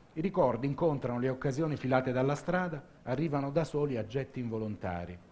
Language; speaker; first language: Italian; native; Italian